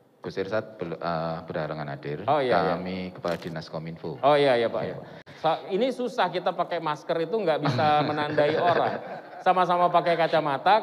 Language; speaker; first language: Indonesian; native; Indonesian